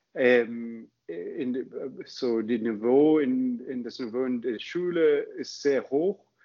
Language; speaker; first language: German; non-native, fluent; English